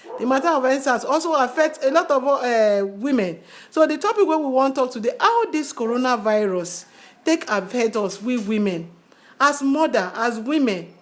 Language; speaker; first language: Nigerian Pidgin; non-native, local second language; Yoruba